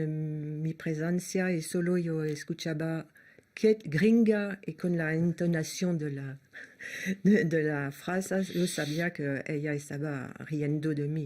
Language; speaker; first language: Spanish; non-native, fluent; French